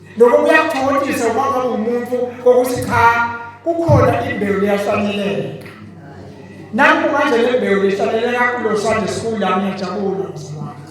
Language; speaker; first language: Zulu; non-native, local second language; Swati